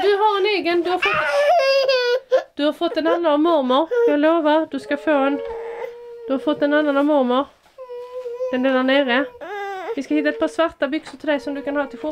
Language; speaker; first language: Swedish; native; Swedish